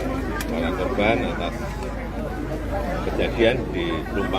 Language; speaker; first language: Indonesian; native; Indonesian